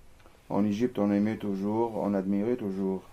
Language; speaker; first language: French; non-native, fluent; Arabic